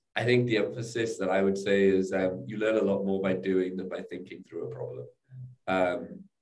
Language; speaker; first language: English; native; English